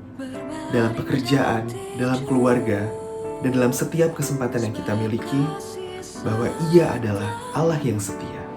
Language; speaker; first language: Indonesian; native; Indonesian